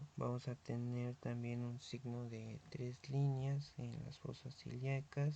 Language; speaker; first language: Spanish; native; Spanish